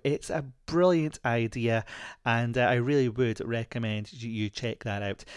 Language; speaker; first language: English; native; English